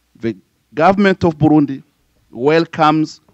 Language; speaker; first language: English; non-native, fluent; Rundi